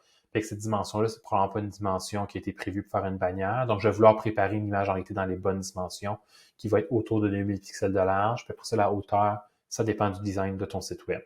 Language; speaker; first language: French; native; French